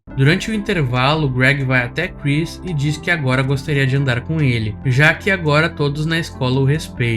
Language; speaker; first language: Portuguese; native; Portuguese